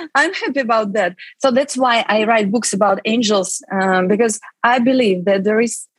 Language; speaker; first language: English; non-native, fluent; Russian